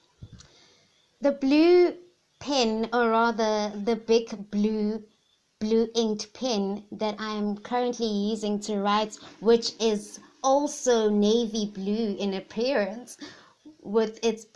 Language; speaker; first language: English; non-native, local second language; Zulu